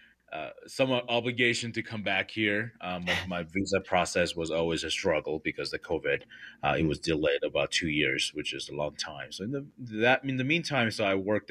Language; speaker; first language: English; non-native, fluent; Korean